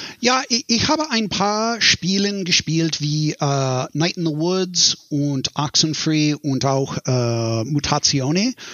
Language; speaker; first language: German; non-native, learner; English